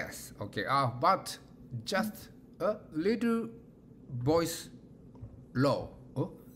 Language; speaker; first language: English; non-native, learner; Japanese